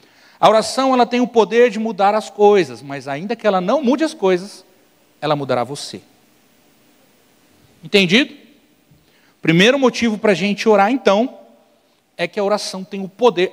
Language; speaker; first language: Portuguese; native; Portuguese